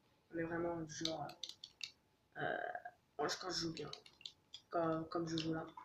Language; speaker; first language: French; native; French